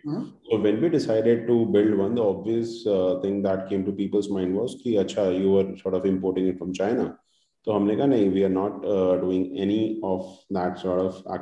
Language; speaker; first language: English; non-native, local second language; Hindi